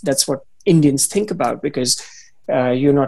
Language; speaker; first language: English; non-native, local second language; Hindi